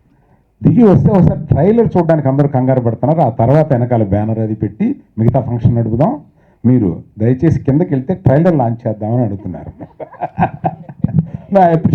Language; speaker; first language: Telugu; native; Telugu